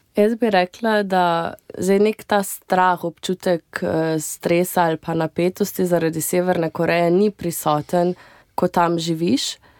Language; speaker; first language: Slovenian; native; Slovenian